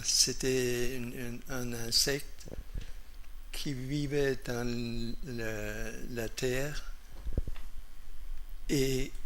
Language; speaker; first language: French; non-native, fluent; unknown